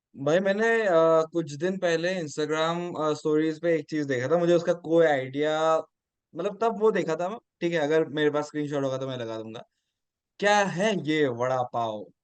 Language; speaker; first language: Hindi; non-native, local second language; Assamese